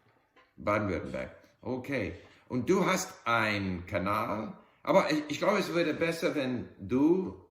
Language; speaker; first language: German; non-native, learner; English